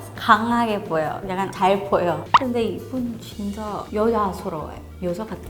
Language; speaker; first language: Korean; non-native, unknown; Thai